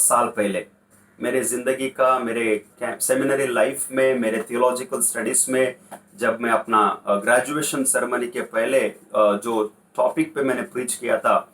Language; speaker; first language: Hindi; non-native, local second language; Kannada